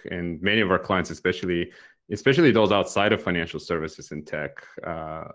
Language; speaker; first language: English; non-native, fluent; Bulgarian